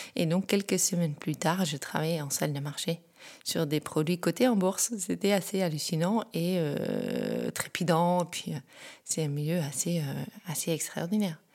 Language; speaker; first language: French; non-native, fluent; Dutch